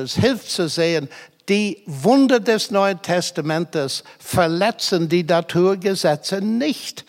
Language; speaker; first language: German; non-native, fluent; English